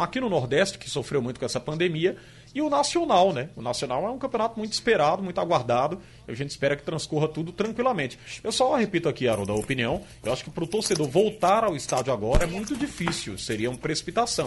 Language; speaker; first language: Portuguese; native; Portuguese